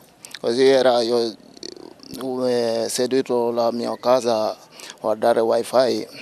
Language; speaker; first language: Italian; non-native, learner; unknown